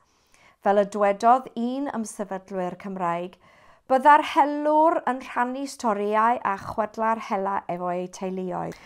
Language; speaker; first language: Welsh; non-native, fluent; English